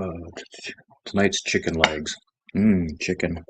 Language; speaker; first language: English; native; English